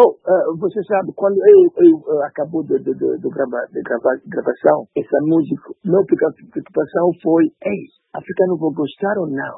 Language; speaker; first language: Portuguese; non-native, learner; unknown